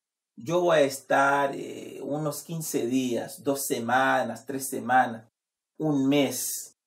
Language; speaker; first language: Spanish; non-native, fluent; Haitian Creole